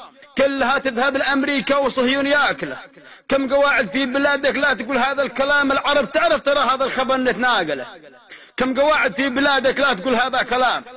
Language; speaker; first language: Arabic; native; Arabic